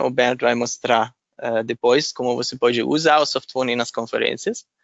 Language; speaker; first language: Portuguese; non-native, fluent; German